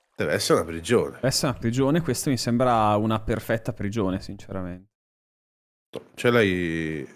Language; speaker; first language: Italian; native; Italian